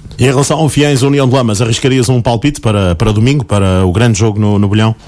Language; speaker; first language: Portuguese; native; Portuguese